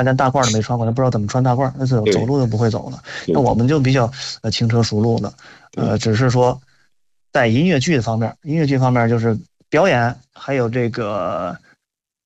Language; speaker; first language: Chinese; native; Chinese